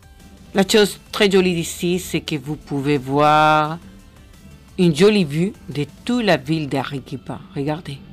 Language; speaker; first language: French; non-native, fluent; Spanish